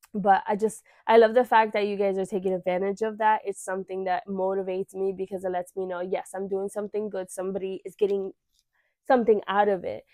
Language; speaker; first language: English; early bilingual, other home language; Spanish